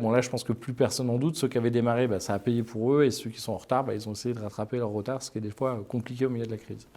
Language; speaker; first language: French; native; French